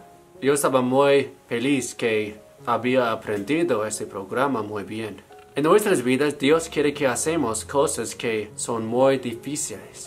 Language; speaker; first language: Spanish; non-native, learner; English